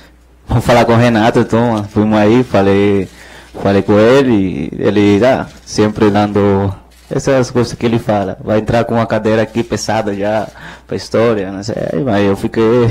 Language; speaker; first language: Portuguese; non-native, learner; Spanish